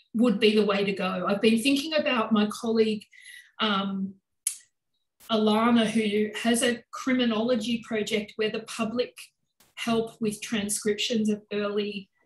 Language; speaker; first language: English; native; English